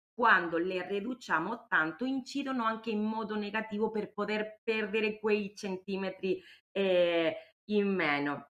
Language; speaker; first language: Italian; non-native, fluent; Spanish